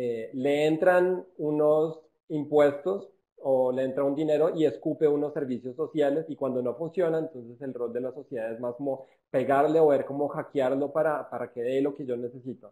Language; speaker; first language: Spanish; native; Spanish